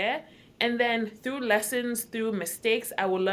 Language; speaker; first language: English; non-native, local second language; Akan